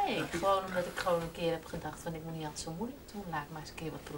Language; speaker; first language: Dutch; native; Dutch